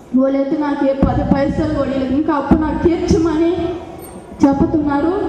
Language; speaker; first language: Telugu; native; Telugu